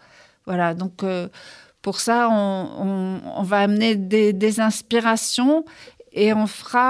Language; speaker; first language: French; native; French